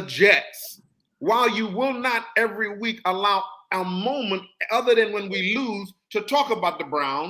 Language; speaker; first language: English; native; English